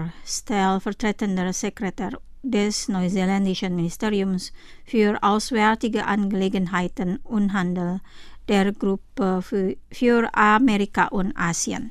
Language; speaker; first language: German; non-native, fluent; Indonesian